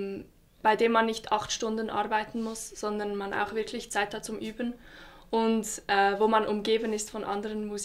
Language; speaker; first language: German; non-native, fluent; French